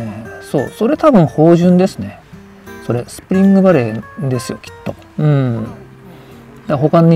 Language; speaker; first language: Japanese; native; Japanese